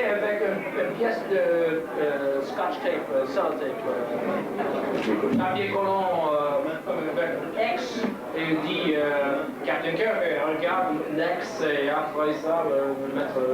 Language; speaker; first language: French; non-native, learner; English